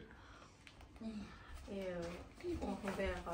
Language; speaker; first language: French; non-native, learner; Japanese